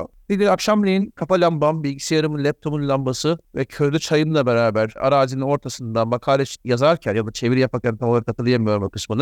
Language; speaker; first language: Turkish; native; Turkish